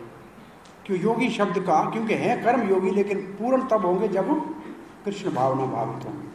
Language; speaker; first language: Hindi; native; Hindi